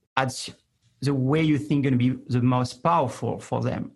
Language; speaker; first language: English; non-native, fluent; French